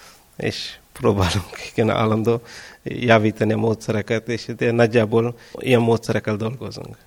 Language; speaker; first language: Hungarian; non-native, fluent; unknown